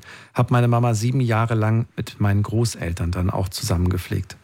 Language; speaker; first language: German; native; German